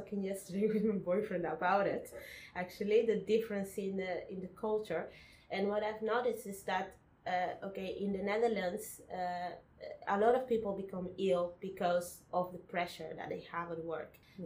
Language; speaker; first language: English; non-native, fluent; Spanish